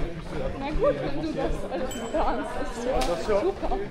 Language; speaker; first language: German; non-native, fluent; French